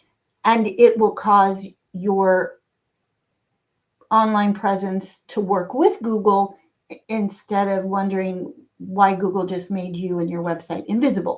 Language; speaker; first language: English; native; English